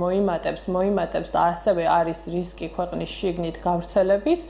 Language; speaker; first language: Georgian; native; Georgian